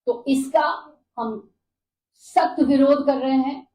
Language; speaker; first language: Hindi; non-native, local second language; Bangla